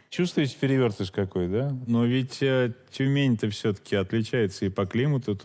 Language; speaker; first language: Russian; native; Russian